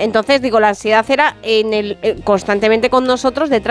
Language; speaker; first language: Spanish; native; Spanish